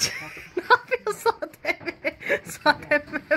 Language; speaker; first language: Turkish; native; Turkish